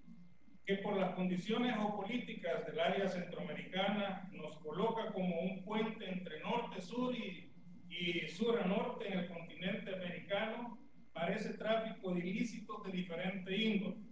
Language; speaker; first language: Spanish; native; Spanish